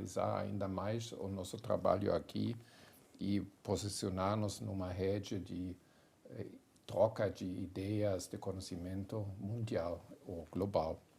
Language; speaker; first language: Portuguese; non-native, fluent; German